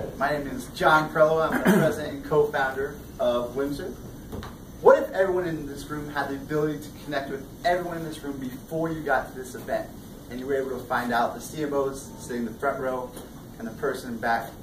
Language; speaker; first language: English; native; English